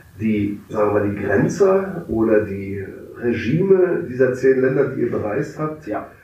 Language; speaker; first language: German; native; German